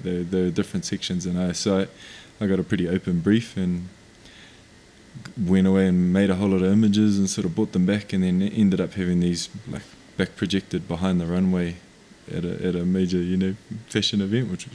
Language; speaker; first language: English; non-native, local second language; Māori